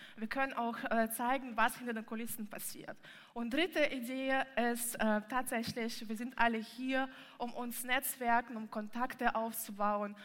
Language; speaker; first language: German; non-native, fluent; Russian